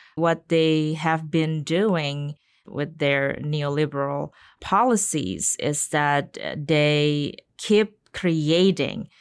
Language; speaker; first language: English; non-native, fluent; Indonesian